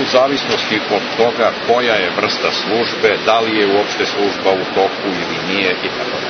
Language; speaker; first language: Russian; non-native, learner; Serbian